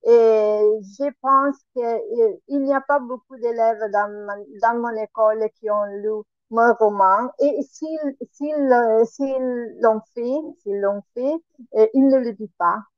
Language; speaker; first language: French; non-native, learner; Italian